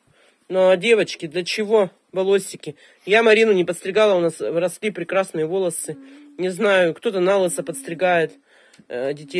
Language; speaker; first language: Russian; native; Russian